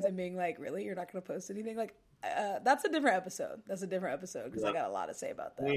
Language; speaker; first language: English; native; English